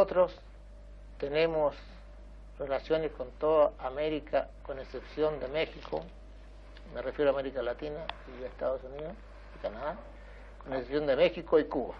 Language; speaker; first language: Spanish; native; Spanish